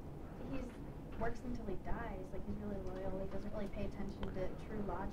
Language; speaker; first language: English; native; English